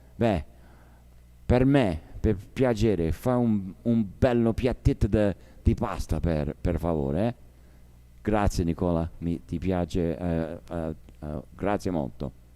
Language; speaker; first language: Italian; non-native, learner; English